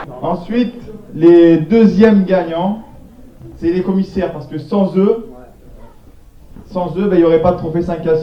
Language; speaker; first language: French; native; French